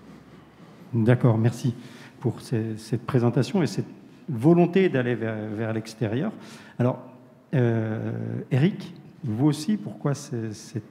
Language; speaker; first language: French; native; French